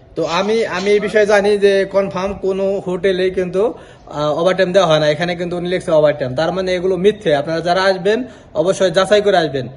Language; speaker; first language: Bangla; native; Bangla